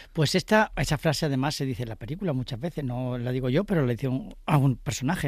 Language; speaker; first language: Spanish; native; Spanish